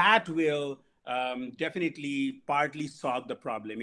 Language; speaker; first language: English; non-native, local second language; Bangla